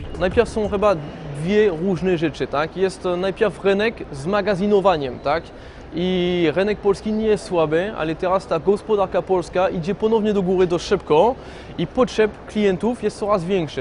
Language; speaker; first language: Polish; non-native, fluent; French